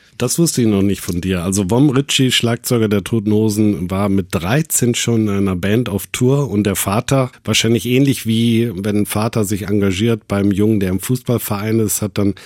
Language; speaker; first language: German; native; German